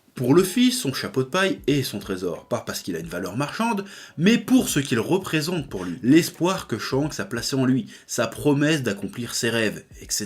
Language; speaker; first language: French; native; French